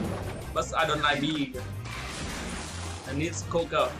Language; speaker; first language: English; non-native, learner; Vietnamese